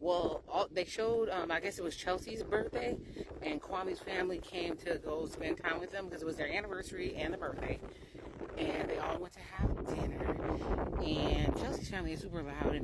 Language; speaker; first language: English; native; English